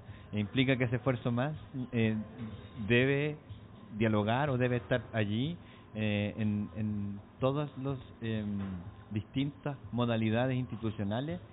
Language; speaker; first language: Spanish; native; Spanish